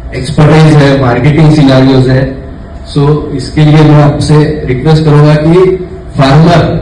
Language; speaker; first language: Hindi; non-native, local second language; Marathi